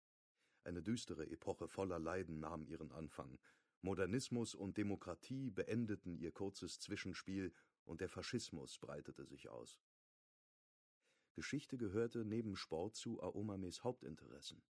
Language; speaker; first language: German; native; German